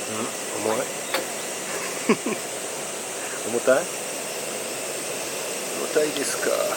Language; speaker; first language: Japanese; native; Japanese